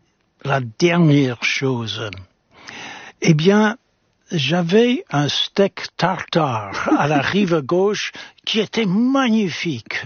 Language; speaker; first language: French; non-native, fluent; English